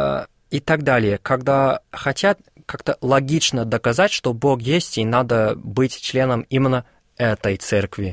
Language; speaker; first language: Russian; non-native, fluent; English